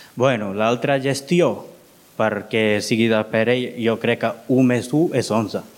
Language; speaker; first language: Catalan; early bilingual, other home language; Punjabi